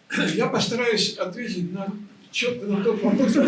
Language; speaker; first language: Russian; native; Russian